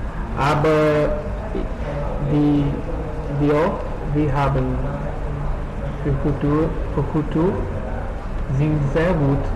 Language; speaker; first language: German; non-native, learner; Portuguese